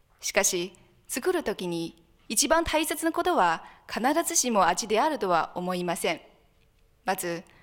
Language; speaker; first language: Japanese; non-native, fluent; Chinese